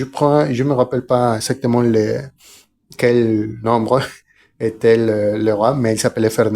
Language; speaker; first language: French; non-native, fluent; Spanish